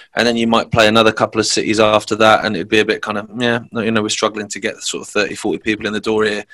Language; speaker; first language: English; native; English